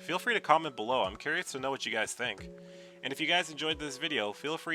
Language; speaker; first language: English; native; English